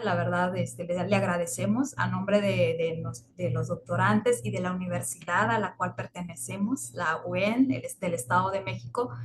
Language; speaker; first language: Spanish; native; Spanish